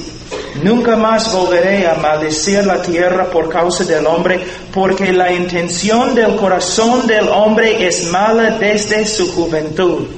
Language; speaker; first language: Spanish; non-native, fluent; English